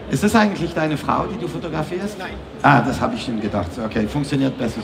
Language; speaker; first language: German; non-native, fluent; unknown